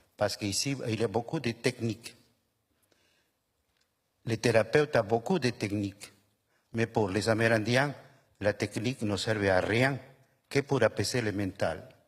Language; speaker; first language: French; non-native, fluent; Spanish